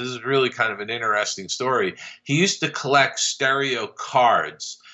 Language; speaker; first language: English; native; English